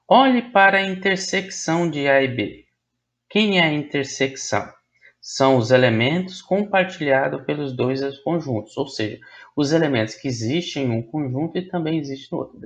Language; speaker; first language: Portuguese; native; Portuguese